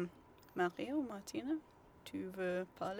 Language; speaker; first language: French; non-native, learner; English